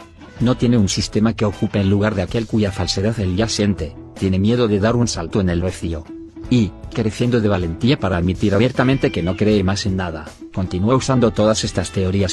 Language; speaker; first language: Spanish; native; Spanish